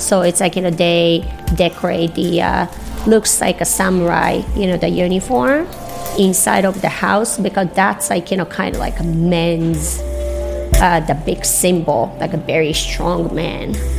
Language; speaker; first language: English; non-native, fluent; Japanese